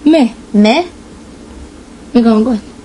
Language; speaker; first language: Finnish; non-native, learner; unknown